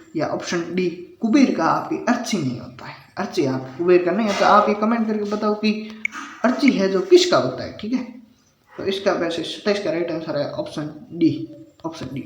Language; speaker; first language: Hindi; native; Hindi